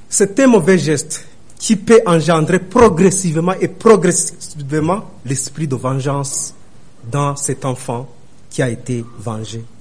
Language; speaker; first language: French; non-native, local second language; Rundi